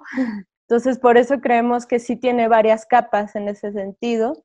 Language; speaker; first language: Spanish; native; Spanish